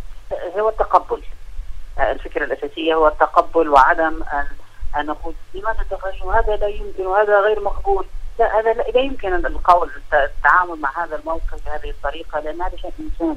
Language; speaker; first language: Arabic; native; Arabic